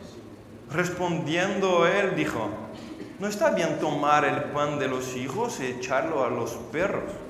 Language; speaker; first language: Spanish; non-native, fluent; Portuguese